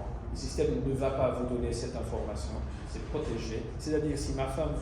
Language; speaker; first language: French; non-native, fluent; Italian